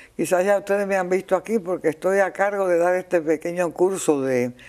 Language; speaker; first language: Spanish; native; Spanish